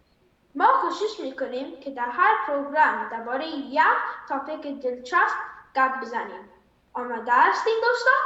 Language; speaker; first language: Persian; early bilingual, heritage; Persian